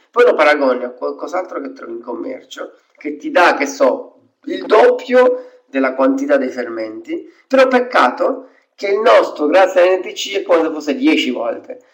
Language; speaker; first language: Italian; native; Italian